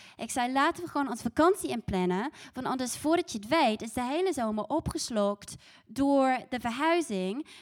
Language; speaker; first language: Dutch; non-native, fluent; English